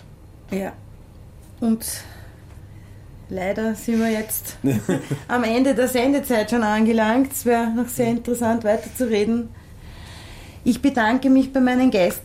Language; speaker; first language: German; native; German